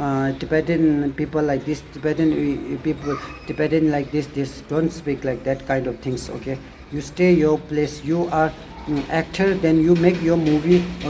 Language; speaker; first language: English; non-native, learner; Tibetan